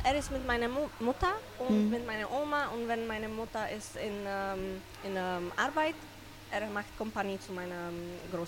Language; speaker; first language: German; non-native, learner; Czech